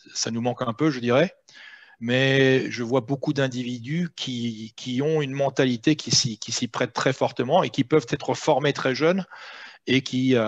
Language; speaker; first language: French; native; French